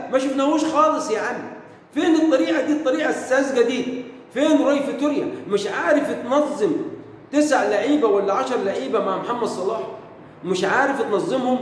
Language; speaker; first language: Arabic; native; Arabic